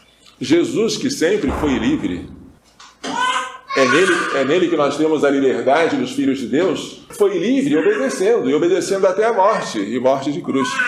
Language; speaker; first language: Portuguese; native; Portuguese